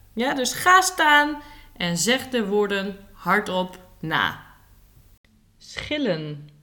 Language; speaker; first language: Dutch; native; Dutch